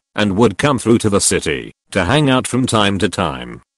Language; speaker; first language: English; early bilingual, other home language; Serbian